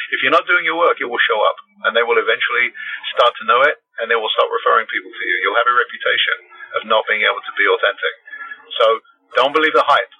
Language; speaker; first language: English; native; English